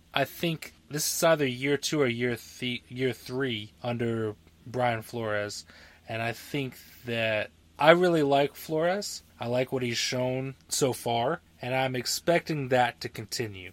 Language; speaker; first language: English; native; English